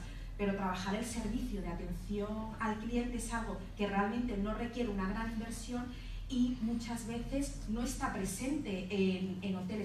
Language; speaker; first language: Spanish; native; Spanish